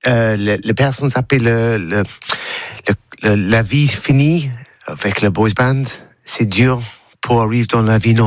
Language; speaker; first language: French; non-native, learner; English